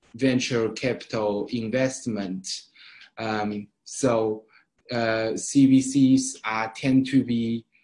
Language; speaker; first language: English; non-native, fluent; Chinese